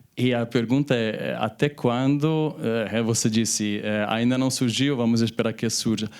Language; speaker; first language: Portuguese; non-native, fluent; Italian